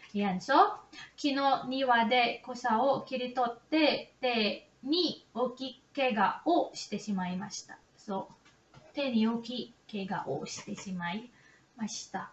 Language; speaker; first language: Filipino; native; Filipino